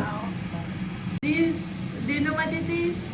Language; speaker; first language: English; non-native, fluent; Japanese